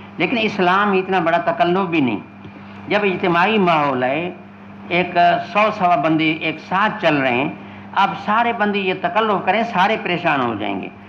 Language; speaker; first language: Urdu; non-native, local second language; Sindhi